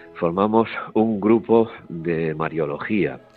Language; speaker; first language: Spanish; native; Spanish